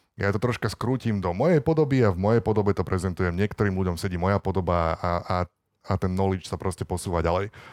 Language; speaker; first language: Slovak; native; Slovak